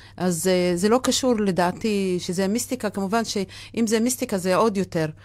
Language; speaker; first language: Hebrew; non-native, local second language; Arabic